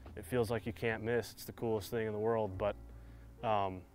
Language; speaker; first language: English; native; English